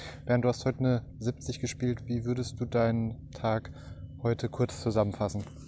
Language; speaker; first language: German; native; German